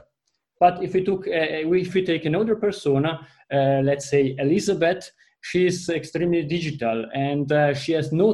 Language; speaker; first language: English; non-native, fluent; Italian